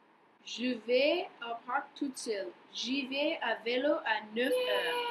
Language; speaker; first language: French; non-native, learner; English